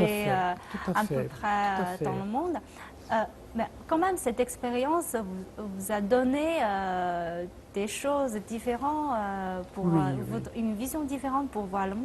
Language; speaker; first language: French; non-native, fluent; Chinese